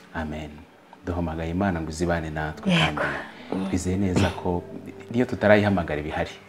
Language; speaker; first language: Kinyarwanda; native; Kinyarwanda